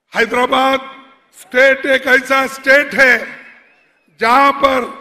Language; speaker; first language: Hindi; non-native, local second language; Kannada